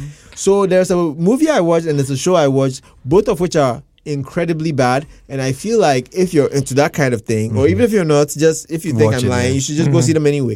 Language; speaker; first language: English; non-native, local second language; Akan